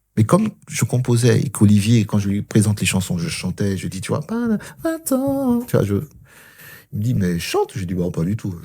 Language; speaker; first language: French; early bilingual, other home language; Spanish